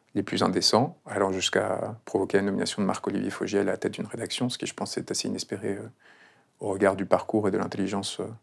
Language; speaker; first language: French; non-native, fluent; Spanish